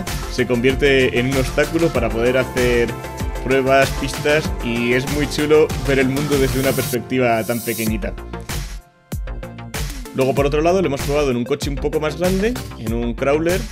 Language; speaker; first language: Spanish; native; Spanish